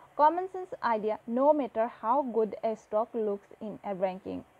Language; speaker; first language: English; non-native, local second language; Assamese